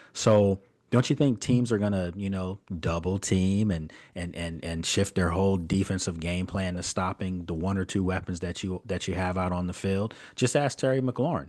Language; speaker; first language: English; native; English